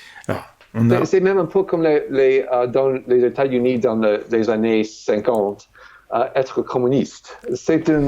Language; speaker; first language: French; non-native, fluent; English